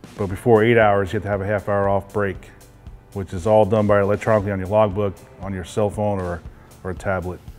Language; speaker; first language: English; native; English